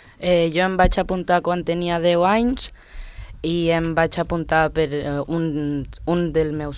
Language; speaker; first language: Catalan; non-native, local second language; Spanish